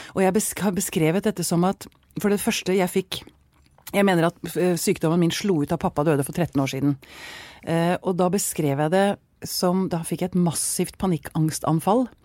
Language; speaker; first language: Norwegian; native; Norwegian